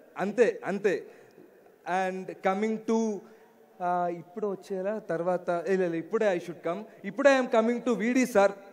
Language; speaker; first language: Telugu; non-native, learner; Malayalam